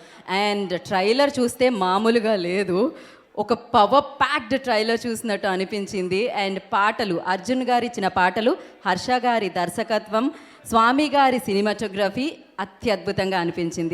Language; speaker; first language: Telugu; native; Telugu